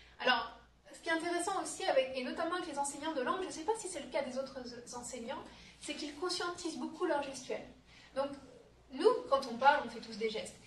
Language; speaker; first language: French; native; French